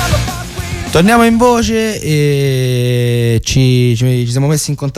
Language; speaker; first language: Italian; native; Italian